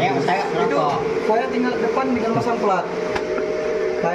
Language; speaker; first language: Indonesian; native; Indonesian